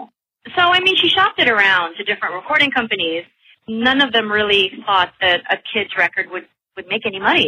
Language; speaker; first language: English; non-native, local second language; Filipino